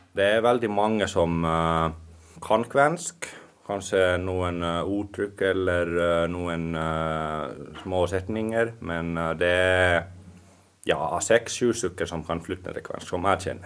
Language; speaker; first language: Norwegian; non-native, fluent; Finnish